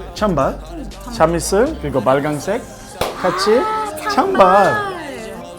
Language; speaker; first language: Korean; non-native, learner; English